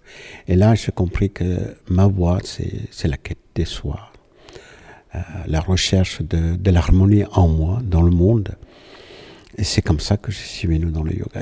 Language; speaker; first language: French; non-native, fluent; Malayalam